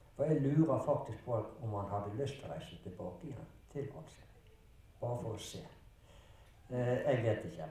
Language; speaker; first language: Norwegian; early bilingual, other home language; German